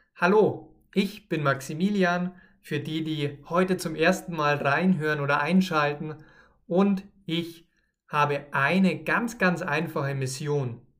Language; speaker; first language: German; native; German